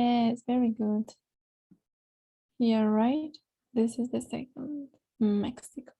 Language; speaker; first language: English; non-native, fluent; Spanish